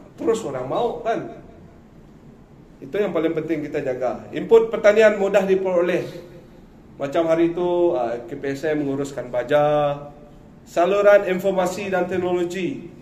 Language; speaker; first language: Malay; non-native, local second language; Iban